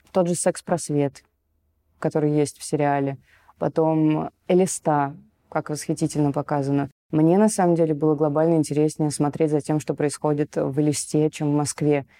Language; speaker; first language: Russian; native; Russian